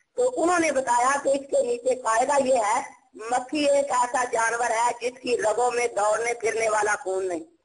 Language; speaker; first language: Urdu; non-native, local second language; Punjabi